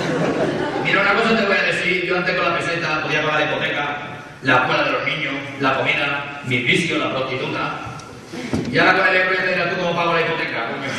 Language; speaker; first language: Spanish; native; Spanish